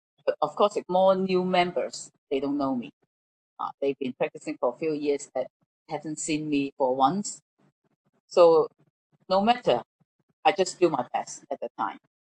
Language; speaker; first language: English; non-native, local second language; Cantonese